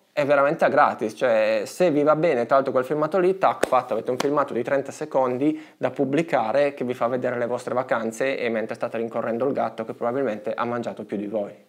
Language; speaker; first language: Italian; native; Italian